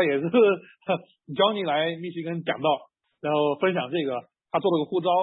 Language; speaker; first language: Chinese; native; Chinese